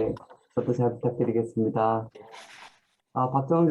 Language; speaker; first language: Korean; native; Korean